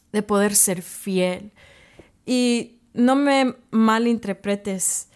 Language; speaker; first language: Spanish; early bilingual, other home language; English